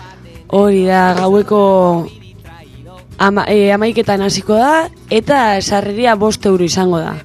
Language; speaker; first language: Basque; native; Basque